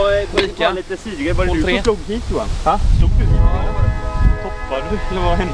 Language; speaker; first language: Swedish; native; Swedish